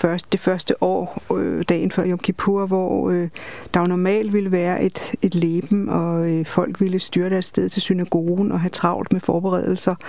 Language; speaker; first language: Danish; native; Danish